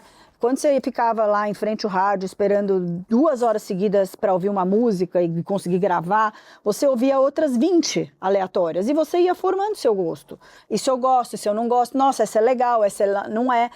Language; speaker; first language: Portuguese; native; Portuguese